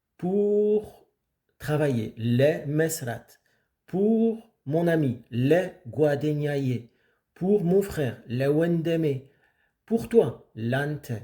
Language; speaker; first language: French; non-native, fluent; Amharic